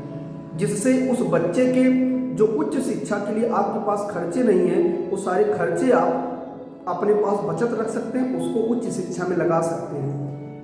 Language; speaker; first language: Hindi; native; Hindi